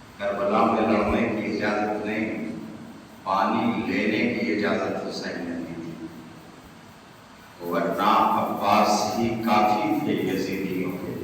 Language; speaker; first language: Urdu; native; Urdu